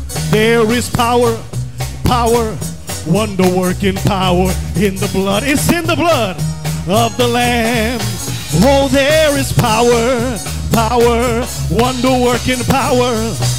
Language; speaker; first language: English; non-native, local second language; Spanish